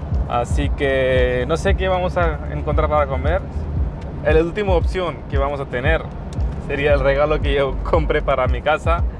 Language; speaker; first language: Spanish; non-native, fluent; Hindi